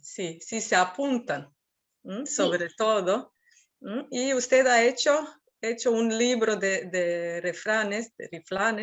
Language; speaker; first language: Spanish; non-native, fluent; Serbian